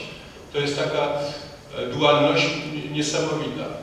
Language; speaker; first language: Polish; early bilingual, heritage; French